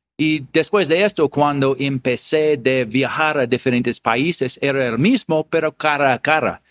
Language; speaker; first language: Spanish; non-native, learner; English